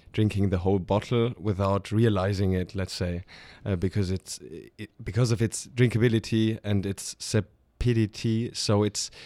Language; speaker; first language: English; non-native, fluent; German